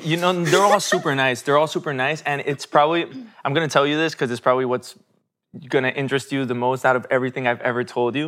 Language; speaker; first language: English; early bilingual, other home language; Spanish